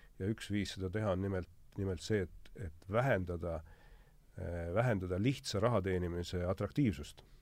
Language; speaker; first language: Estonian; native; Estonian